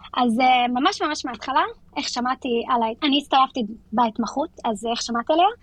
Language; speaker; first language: Hebrew; non-native, local second language; Arabic